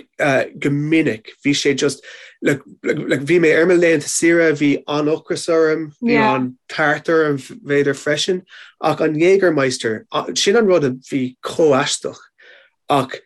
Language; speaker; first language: Irish; non-native, local second language; English